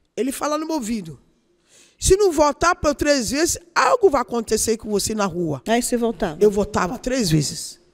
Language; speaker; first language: Portuguese; non-native, learner; Yoruba